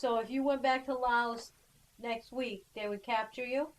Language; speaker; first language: English; native; English